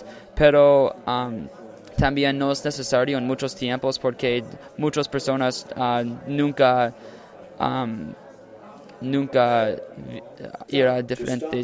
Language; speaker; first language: Spanish; non-native, learner; English